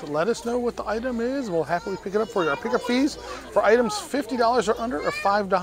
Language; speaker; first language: English; native; English